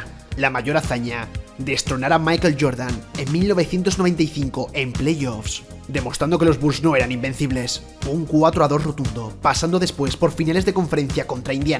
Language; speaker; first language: Spanish; native; Spanish